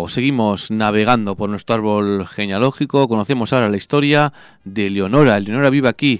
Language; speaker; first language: Spanish; native; Spanish